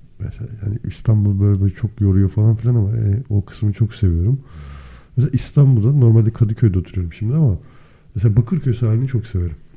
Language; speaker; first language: Turkish; native; Turkish